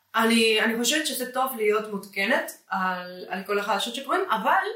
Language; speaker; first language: Hebrew; non-native, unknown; Spanish